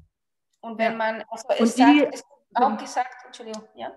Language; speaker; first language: German; non-native, fluent; Spanish